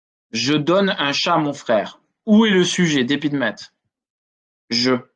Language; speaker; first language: French; native; French